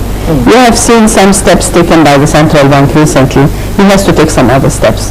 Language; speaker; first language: English; non-native, fluent; Arabic